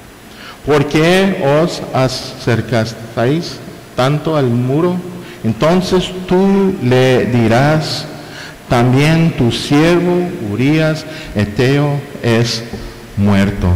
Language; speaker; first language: Spanish; non-native, fluent; English